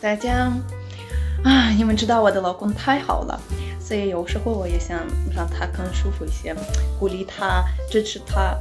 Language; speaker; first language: Chinese; non-native, fluent; Ukrainian